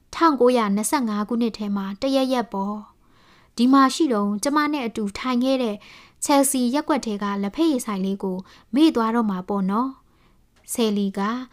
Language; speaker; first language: Burmese; native; Burmese